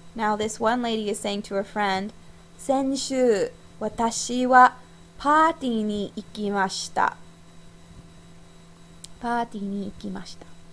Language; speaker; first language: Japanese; non-native, fluent; English